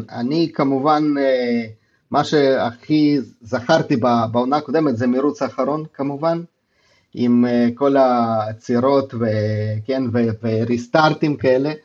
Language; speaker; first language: Hebrew; non-native, fluent; Russian